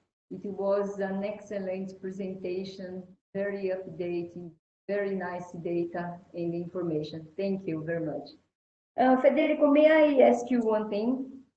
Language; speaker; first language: English; non-native, fluent; Portuguese